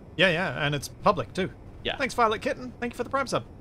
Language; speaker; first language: English; native; English